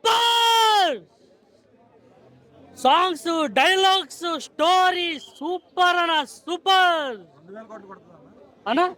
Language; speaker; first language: Telugu; native; Telugu